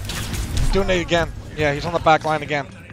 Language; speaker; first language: English; native; English